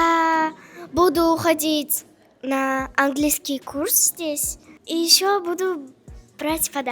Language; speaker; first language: Russian; non-native, local second language; Uzbek